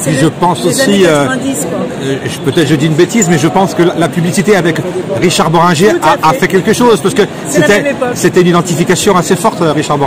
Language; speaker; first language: French; native; French